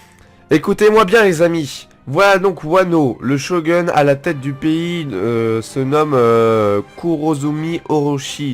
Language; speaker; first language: French; native; French